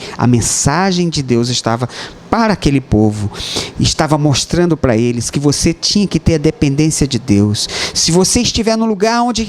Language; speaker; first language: Portuguese; native; Portuguese